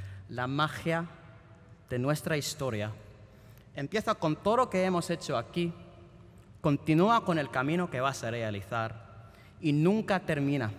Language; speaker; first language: Spanish; non-native, fluent; Filipino